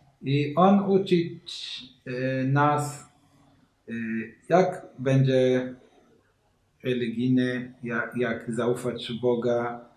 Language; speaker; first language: Polish; non-native, learner; Hebrew